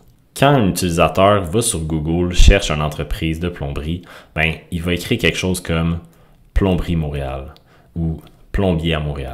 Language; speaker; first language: French; native; French